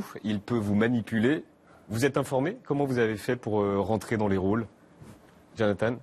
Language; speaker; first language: French; native; French